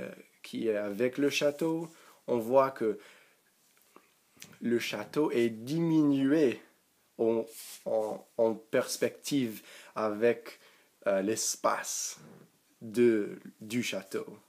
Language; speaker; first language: French; non-native, learner; English